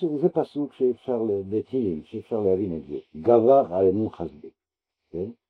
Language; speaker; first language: Hebrew; non-native, fluent; French